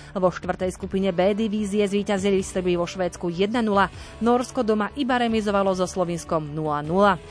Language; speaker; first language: Slovak; native; Slovak